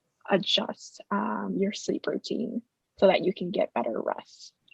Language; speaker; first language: English; native; English